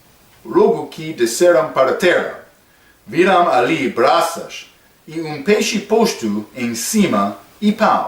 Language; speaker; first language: Portuguese; non-native, fluent; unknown